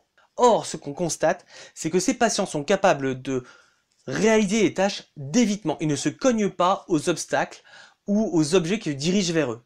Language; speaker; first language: French; native; French